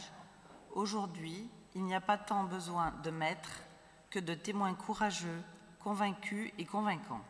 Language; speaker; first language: French; native; French